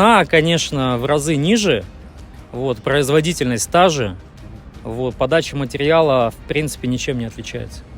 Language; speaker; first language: Russian; native; Russian